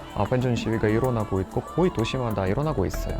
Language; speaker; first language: Korean; non-native, fluent; Russian